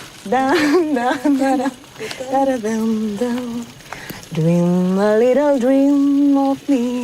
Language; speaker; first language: English; non-native, learner; French